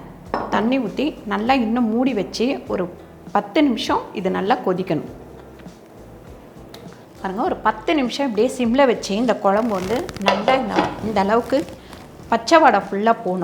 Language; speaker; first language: Tamil; native; Tamil